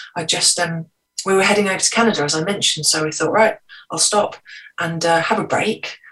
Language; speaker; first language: English; native; English